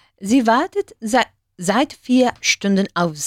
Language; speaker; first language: German; non-native, learner; Spanish